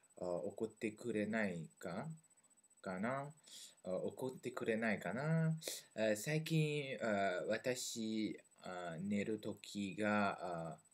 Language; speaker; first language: Japanese; non-native, learner; French